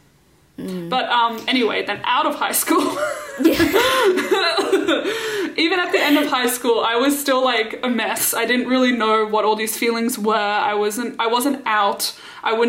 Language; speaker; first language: English; native; English